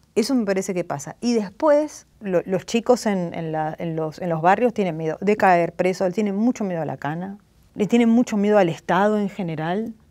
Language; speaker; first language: Spanish; native; Spanish